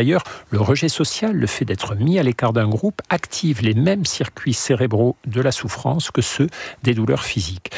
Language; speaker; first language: French; native; French